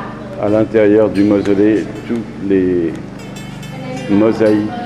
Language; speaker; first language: French; native; French